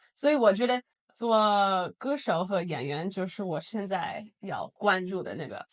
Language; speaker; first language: Chinese; non-native, fluent; English